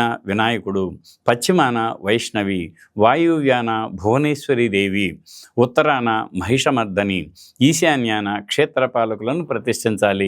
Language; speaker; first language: Telugu; native; Telugu